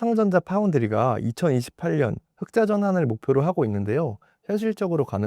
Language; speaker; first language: Korean; native; Korean